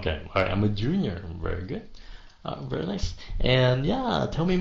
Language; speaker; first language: English; non-native, fluent; Vietnamese